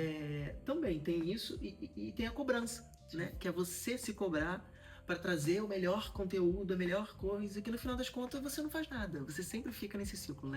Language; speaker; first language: Portuguese; native; Portuguese